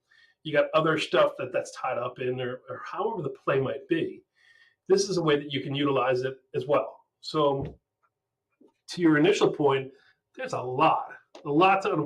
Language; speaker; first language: English; native; English